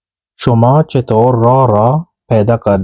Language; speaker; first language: Persian; non-native, fluent; Urdu